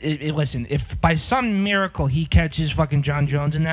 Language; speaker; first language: English; native; English